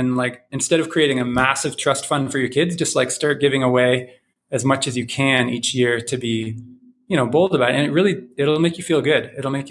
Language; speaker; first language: English; native; English